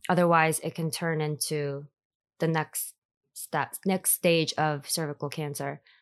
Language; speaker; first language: English; early bilingual, other home language; Korean